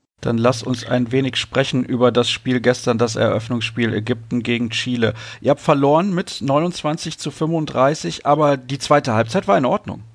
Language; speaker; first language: German; native; German